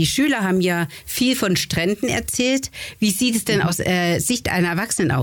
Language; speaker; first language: German; native; German